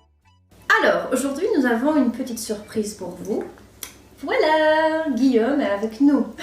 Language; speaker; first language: French; non-native, fluent; Polish